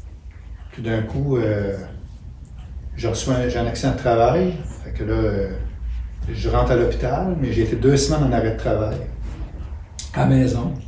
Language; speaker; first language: French; native; French